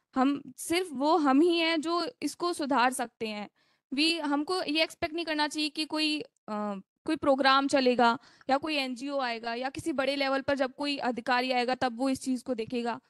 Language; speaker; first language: Hindi; native; Hindi